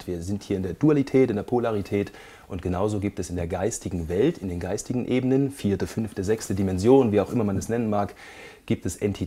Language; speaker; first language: German; native; German